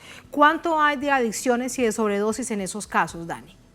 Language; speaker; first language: Spanish; native; Spanish